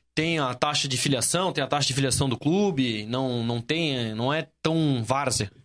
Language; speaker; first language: Portuguese; native; Portuguese